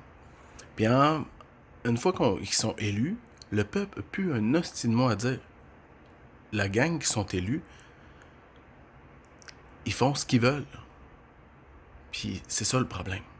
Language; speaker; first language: French; native; French